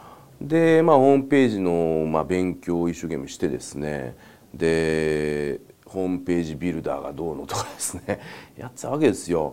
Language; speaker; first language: Japanese; native; Japanese